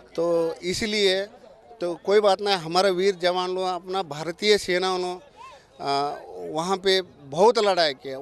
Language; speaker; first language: Hindi; non-native, local second language; Kannada